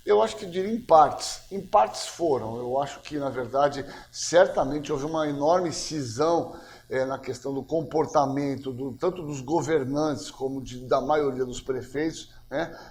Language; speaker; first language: Portuguese; native; Portuguese